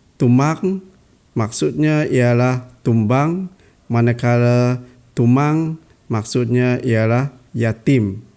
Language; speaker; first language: Malay; non-native, local second language; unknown